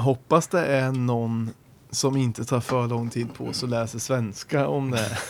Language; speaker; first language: Swedish; native; Swedish